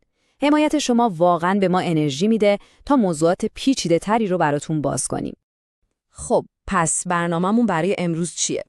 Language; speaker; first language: Persian; native; Persian